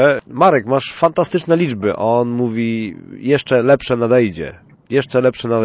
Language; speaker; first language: Polish; native; Polish